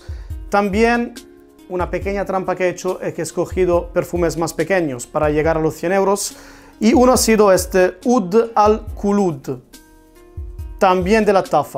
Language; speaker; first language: Spanish; non-native, fluent; Italian